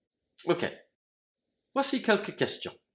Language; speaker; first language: French; non-native, fluent; English